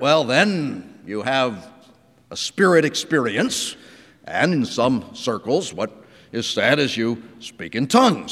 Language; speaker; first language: English; native; English